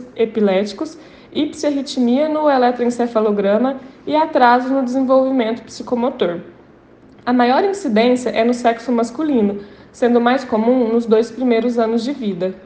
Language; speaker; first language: Portuguese; native; Portuguese